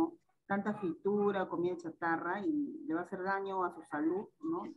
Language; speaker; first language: Spanish; native; Spanish